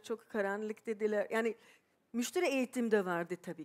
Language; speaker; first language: Turkish; non-native, fluent; German